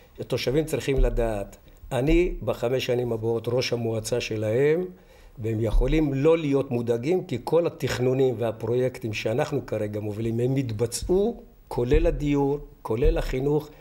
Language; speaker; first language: Hebrew; native; Hebrew